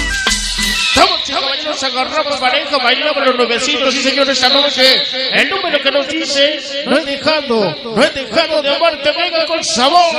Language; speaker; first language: Spanish; native; Spanish